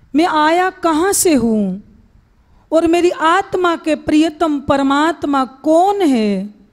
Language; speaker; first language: Hindi; non-native, local second language; Gujarati